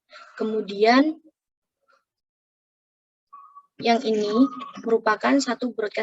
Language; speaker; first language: Indonesian; native; Indonesian